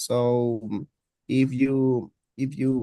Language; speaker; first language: English; non-native, learner; Spanish